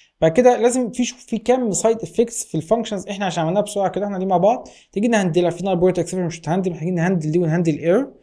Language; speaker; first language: Arabic; native; Arabic